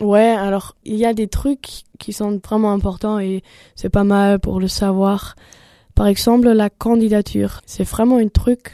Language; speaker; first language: French; non-native, learner; German